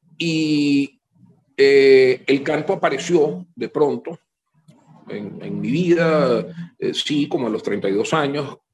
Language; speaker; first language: Spanish; native; Spanish